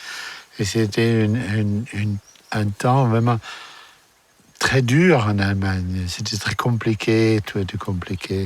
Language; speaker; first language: French; non-native, fluent; German